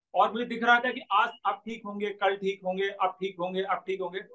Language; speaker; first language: Hindi; native; Hindi